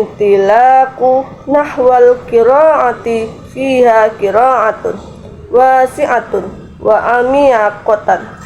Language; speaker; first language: Arabic; non-native, learner; Indonesian